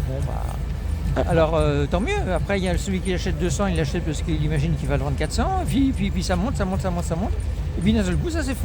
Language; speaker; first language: French; native; French